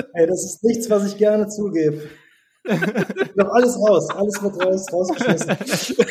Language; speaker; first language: German; native; German